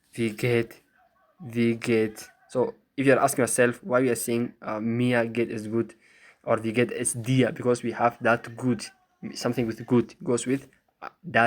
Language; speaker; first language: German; non-native, fluent; Somali